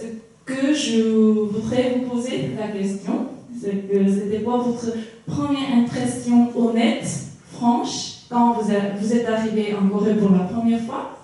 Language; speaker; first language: French; non-native, fluent; Korean